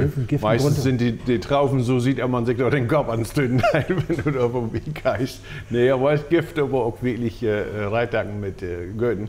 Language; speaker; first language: German; native; German